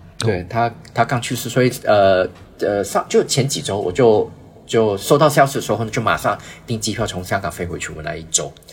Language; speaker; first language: Chinese; early bilingual, heritage; Chinese